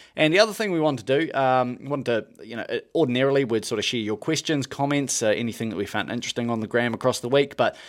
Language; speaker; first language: English; native; English